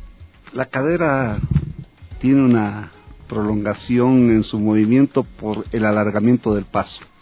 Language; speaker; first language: Spanish; native; Spanish